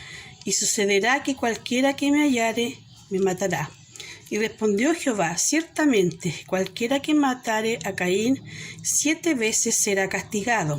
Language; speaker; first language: Spanish; native; Spanish